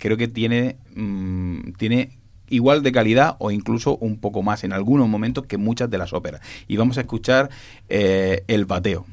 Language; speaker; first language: Spanish; native; Spanish